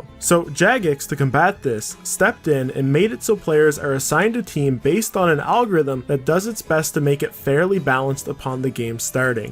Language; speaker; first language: English; native; English